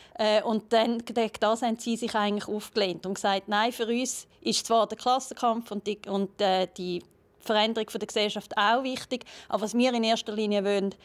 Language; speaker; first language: German; native; German